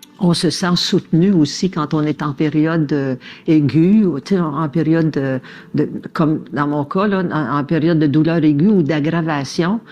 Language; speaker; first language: French; native; French